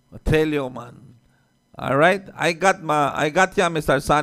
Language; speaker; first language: English; native; English